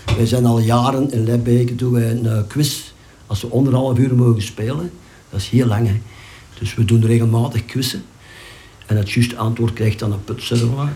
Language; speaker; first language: Dutch; native; Dutch